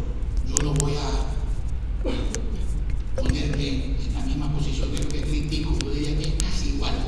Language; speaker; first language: Spanish; native; Spanish